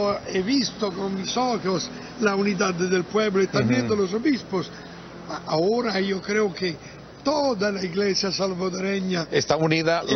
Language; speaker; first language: Spanish; non-native, fluent; Italian